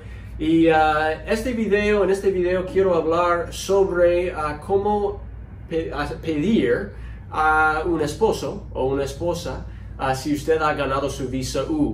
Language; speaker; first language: Spanish; non-native, fluent; English